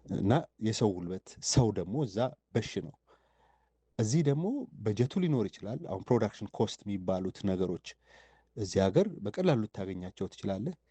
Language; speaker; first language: Amharic; native; Amharic